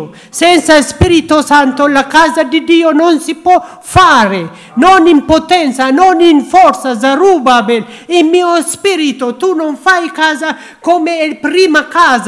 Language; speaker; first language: Italian; non-native, learner; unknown